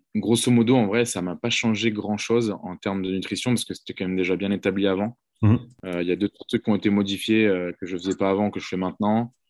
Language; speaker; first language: French; native; French